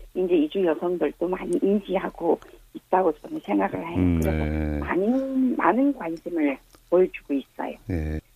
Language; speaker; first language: Korean; early bilingual, heritage; Korean